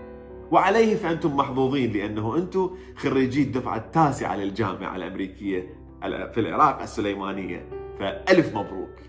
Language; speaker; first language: Arabic; native; Arabic